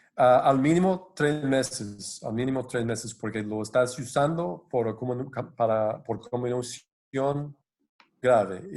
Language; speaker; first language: Spanish; non-native, fluent; English